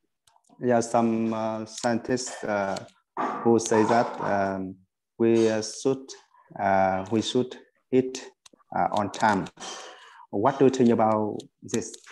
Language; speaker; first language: English; non-native, learner; Vietnamese